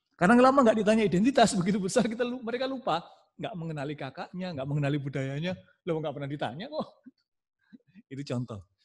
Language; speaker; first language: Indonesian; non-native, local second language; Javanese